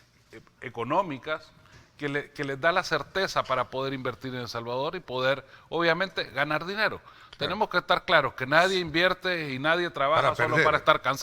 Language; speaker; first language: Spanish; native; Spanish